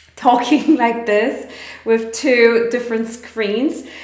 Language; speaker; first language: English; non-native, fluent; Polish